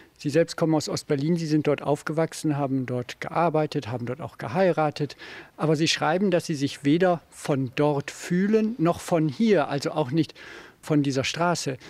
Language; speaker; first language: German; native; German